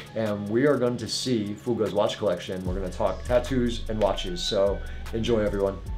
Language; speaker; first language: English; early bilingual, other home language; Chinese